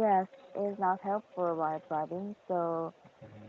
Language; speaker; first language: English; non-native, learner; Korean